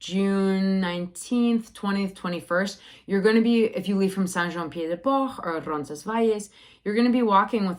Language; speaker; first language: English; native; English